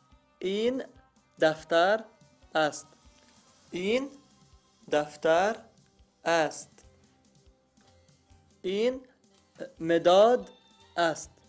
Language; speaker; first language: Persian; non-native, learner; Arabic